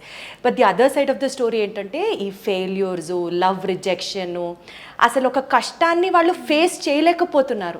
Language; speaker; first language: Telugu; native; Telugu